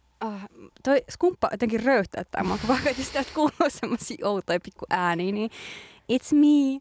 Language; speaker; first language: Finnish; native; Finnish